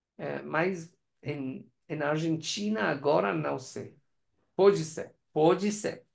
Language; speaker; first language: Portuguese; non-native, learner; Persian